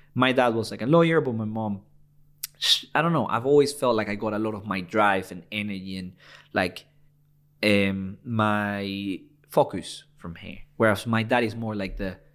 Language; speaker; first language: English; non-native, fluent; Spanish